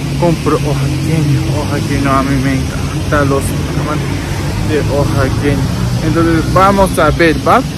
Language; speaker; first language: Spanish; non-native, learner; Japanese